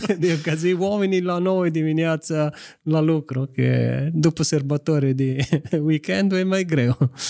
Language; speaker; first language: Romanian; non-native, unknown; Italian